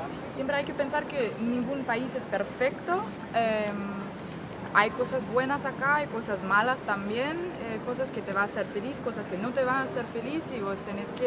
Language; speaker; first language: Spanish; non-native, fluent; Danish